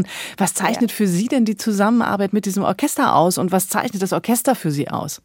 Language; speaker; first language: German; native; German